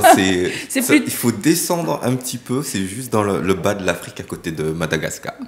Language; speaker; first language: French; native; French